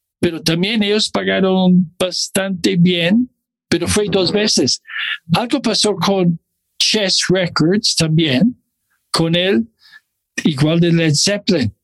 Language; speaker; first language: Spanish; non-native, fluent; English